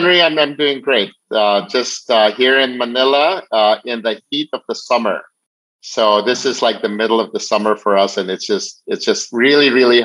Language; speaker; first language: English; non-native, local second language; Filipino